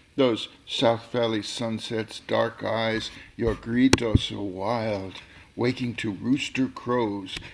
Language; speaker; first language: English; native; English